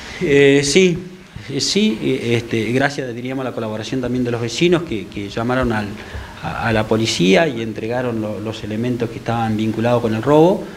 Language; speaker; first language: Spanish; native; Spanish